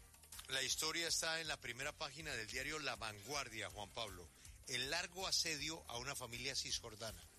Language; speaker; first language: Spanish; native; Spanish